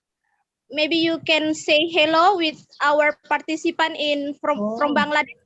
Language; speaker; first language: English; non-native, fluent; Indonesian